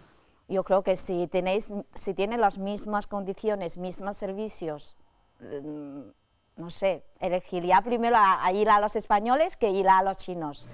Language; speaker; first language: Spanish; non-native, fluent; Chinese